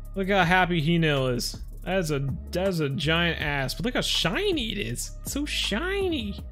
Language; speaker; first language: English; native; English